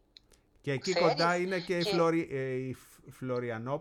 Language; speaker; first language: Greek; native; Greek